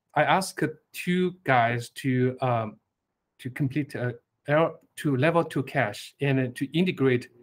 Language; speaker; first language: English; non-native, fluent; Chinese